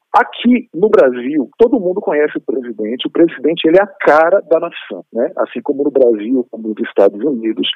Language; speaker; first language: Portuguese; native; Portuguese